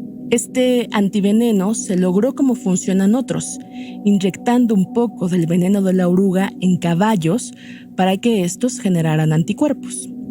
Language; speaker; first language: Spanish; native; Spanish